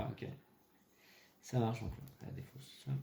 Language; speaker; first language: French; native; French